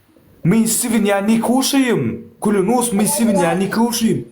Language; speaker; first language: Russian; non-native, learner; Turkmen